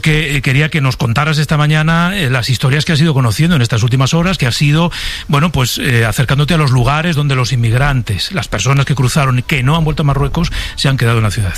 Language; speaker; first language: Spanish; native; Spanish